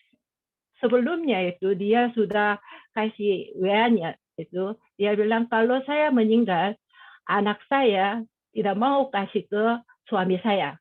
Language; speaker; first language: Indonesian; non-native, fluent; Korean